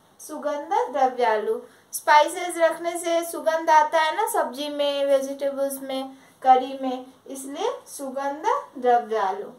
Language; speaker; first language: Hindi; non-native, local second language; Telugu